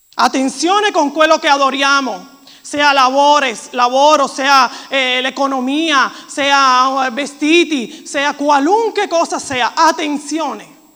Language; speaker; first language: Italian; non-native, fluent; Spanish